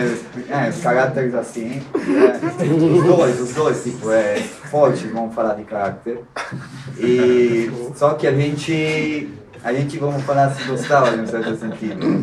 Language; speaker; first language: Portuguese; non-native, fluent; Spanish